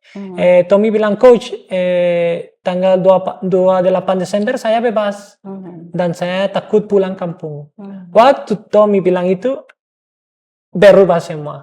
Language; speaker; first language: Indonesian; non-native, fluent; English